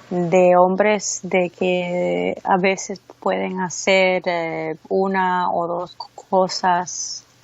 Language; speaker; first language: Spanish; early bilingual, heritage; Spanish